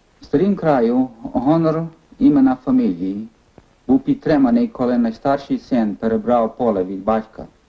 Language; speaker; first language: Ukrainian; early bilingual, heritage; Ukrainian